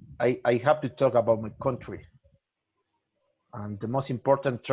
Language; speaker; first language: English; non-native, learner; Spanish